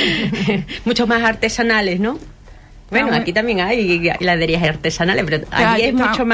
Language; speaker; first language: Spanish; native; Spanish